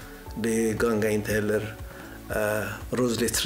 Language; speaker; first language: Swedish; non-native, fluent; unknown